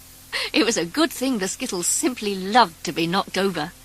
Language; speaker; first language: English; native; English